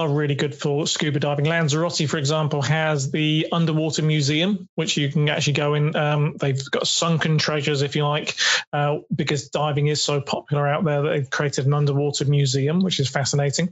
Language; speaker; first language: English; native; English